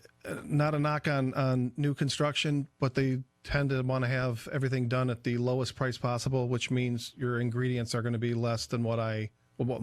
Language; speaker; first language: English; native; English